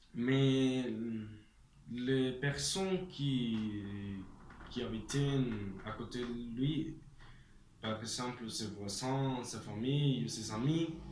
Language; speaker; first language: French; non-native, learner; Spanish